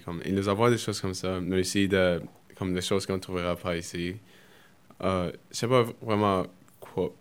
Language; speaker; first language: French; early bilingual, other home language; Spanish